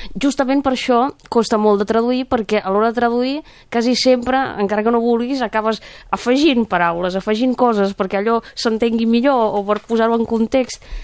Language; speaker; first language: Catalan; non-native, fluent; Russian